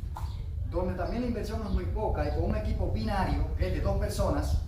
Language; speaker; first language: Spanish; native; Spanish